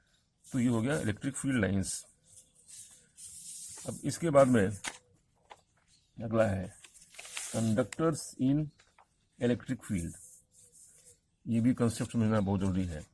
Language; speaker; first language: Hindi; native; Hindi